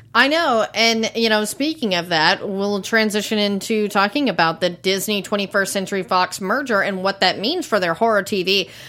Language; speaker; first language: English; native; English